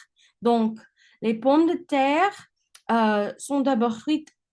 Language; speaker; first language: French; non-native, learner; English